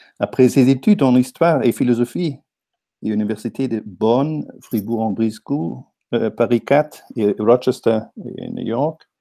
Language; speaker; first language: French; non-native, fluent; Italian